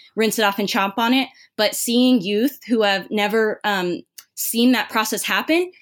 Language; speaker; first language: English; native; English